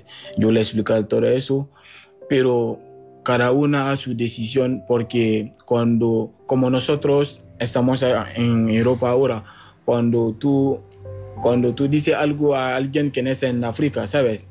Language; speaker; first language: Spanish; non-native, learner; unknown